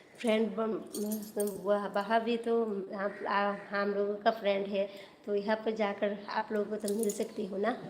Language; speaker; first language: Hindi; non-native, local second language; Bangla